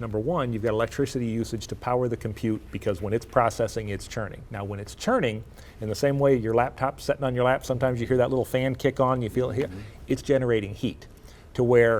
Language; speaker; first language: English; native; English